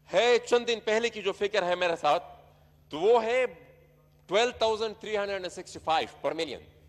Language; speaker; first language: Urdu; non-native, local second language; Pashto